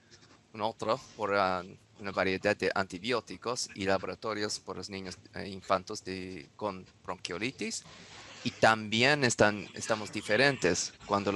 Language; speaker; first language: Spanish; non-native, learner; English